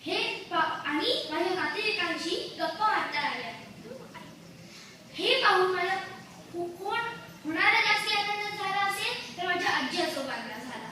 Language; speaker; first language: Marathi; early bilingual, heritage; Marathi